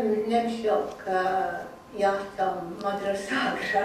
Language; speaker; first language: Hungarian; non-native, learner; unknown